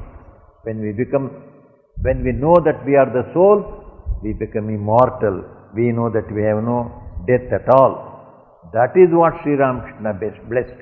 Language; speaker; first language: English; non-native, local second language; Tamil